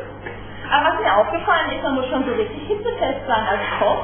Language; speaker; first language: German; native; German